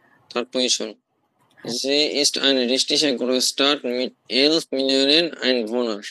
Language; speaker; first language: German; non-native, learner; Bangla